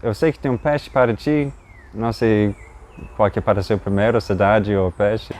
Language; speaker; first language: Portuguese; non-native, fluent; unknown